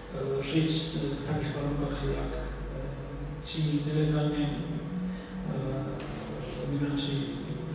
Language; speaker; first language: Polish; non-native, fluent; Georgian